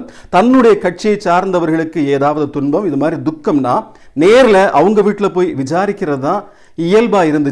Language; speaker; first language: Tamil; native; Tamil